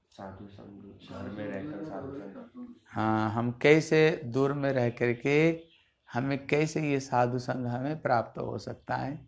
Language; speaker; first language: Hindi; non-native, local second language; Bangla